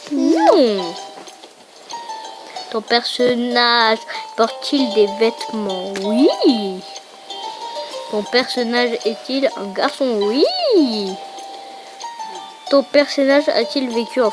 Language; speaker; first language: French; early bilingual, other home language; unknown